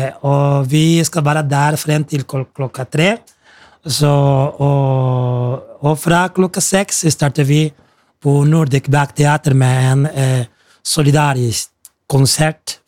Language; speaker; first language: Norwegian; non-native, fluent; Spanish